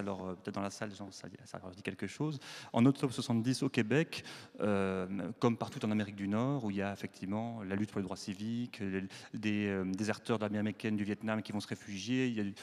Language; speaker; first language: French; native; French